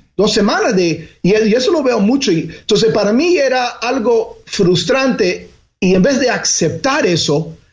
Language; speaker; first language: Spanish; early bilingual, heritage; Spanish